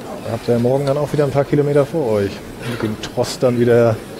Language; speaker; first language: German; native; German